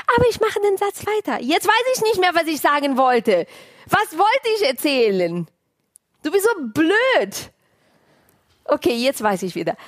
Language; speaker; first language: German; non-native, fluent; Portuguese